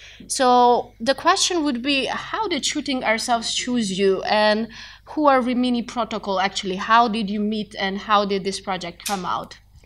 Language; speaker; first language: English; non-native, fluent; Macedonian